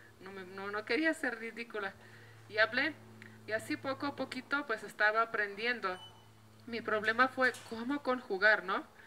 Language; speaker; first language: Spanish; non-native, fluent; Slovenian